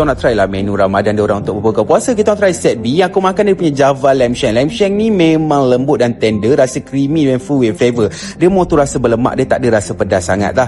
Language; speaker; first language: Malay; native; Malay